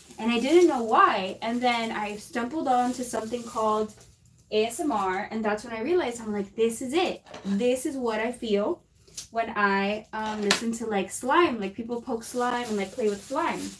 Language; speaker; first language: English; early bilingual, other home language; Spanish